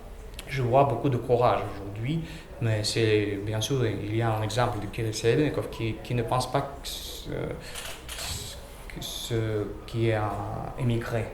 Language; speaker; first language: French; non-native, learner; Russian